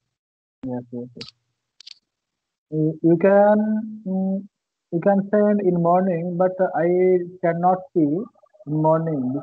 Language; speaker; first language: English; non-native, learner; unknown